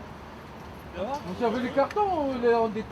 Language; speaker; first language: French; native; French